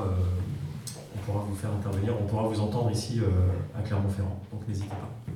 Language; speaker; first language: French; native; French